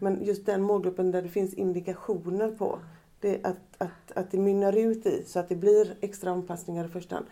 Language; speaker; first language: Swedish; native; Swedish